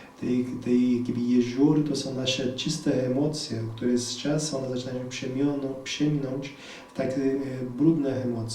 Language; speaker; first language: Polish; non-native, fluent; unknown